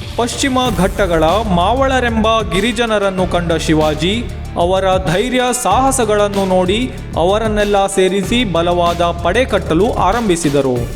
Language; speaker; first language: Kannada; native; Kannada